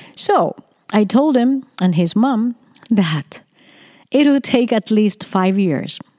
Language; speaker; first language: English; non-native, fluent; Japanese